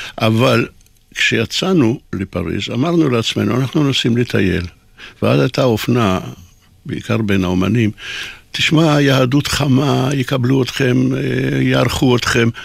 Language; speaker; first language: Hebrew; non-native, fluent; Polish